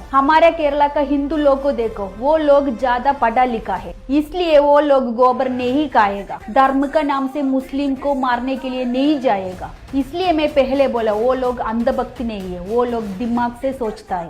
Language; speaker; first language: Hindi; non-native, local second language; Malayalam